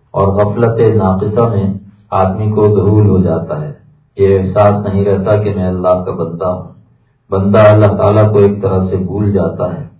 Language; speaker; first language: Urdu; native; Urdu